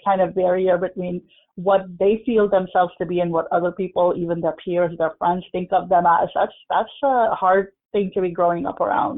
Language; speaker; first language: English; non-native, local second language; Urdu